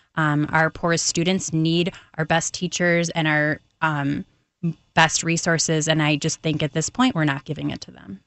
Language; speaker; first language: English; native; English